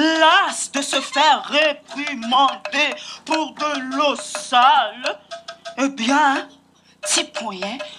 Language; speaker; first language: French; non-native, local second language; Haitian Creole